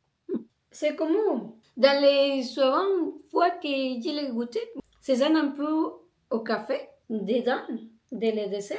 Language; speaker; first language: French; non-native, learner; Spanish